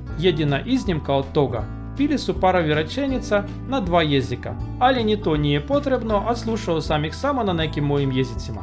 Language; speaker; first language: Croatian; non-native, learner; Russian